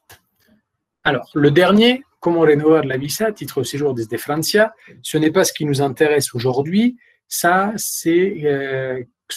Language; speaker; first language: French; native; French